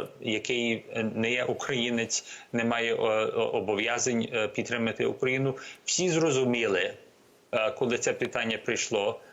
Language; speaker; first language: Ukrainian; early bilingual, heritage; Ukrainian